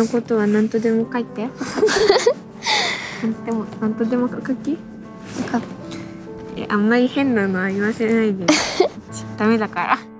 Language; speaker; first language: Japanese; native; Japanese